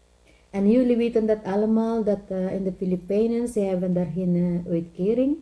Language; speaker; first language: Dutch; non-native, learner; Filipino